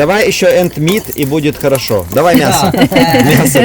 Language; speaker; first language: Russian; native; Russian